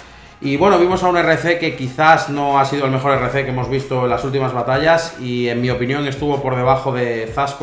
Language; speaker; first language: Spanish; native; Spanish